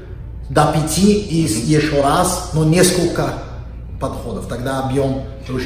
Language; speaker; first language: Russian; non-native, learner; Portuguese